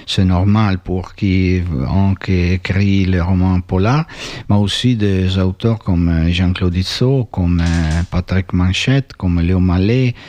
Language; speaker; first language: French; non-native, fluent; Italian